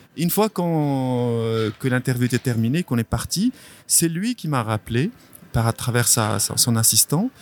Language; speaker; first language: French; non-native, local second language; Arabic